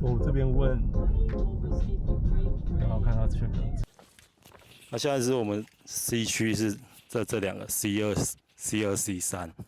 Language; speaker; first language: Chinese; native; Chinese